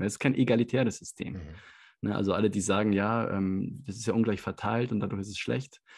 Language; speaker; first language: German; native; German